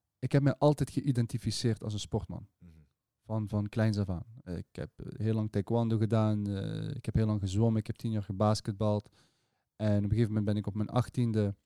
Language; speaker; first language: Dutch; early bilingual, other home language; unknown